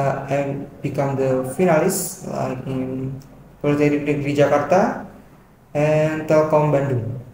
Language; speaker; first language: English; non-native, learner; Indonesian